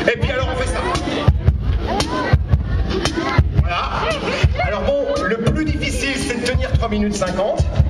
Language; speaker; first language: French; native; French